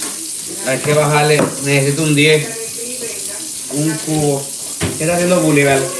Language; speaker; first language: Spanish; early bilingual, other home language; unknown